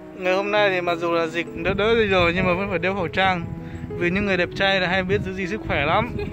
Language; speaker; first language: Vietnamese; non-native, local second language; Hmong